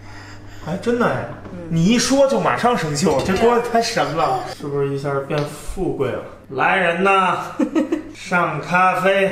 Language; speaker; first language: Chinese; native; Chinese